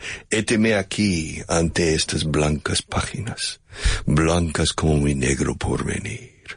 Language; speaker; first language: Spanish; non-native, fluent; English